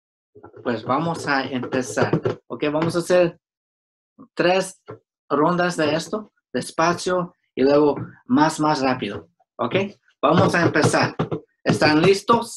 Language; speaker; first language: Spanish; early bilingual, heritage; Spanish